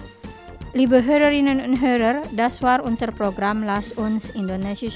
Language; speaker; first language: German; non-native, learner; Indonesian